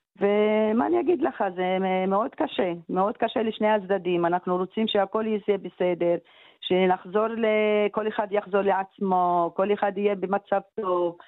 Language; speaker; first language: Hebrew; non-native, local second language; Arabic